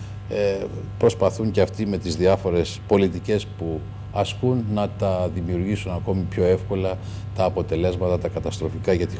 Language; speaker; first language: Greek; native; Greek